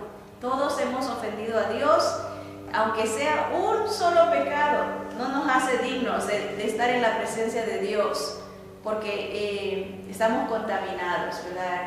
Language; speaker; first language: Spanish; native; Spanish